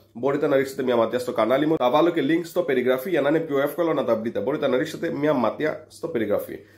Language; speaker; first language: Greek; non-native, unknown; Bangla